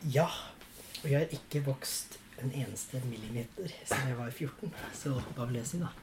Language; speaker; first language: Norwegian; non-native, fluent; English